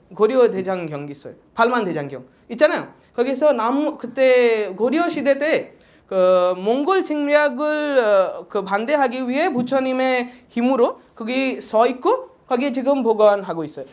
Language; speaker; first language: Korean; non-native, fluent; Odia